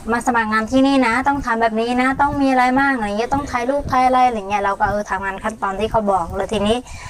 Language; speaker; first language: Thai; non-native, fluent; Mon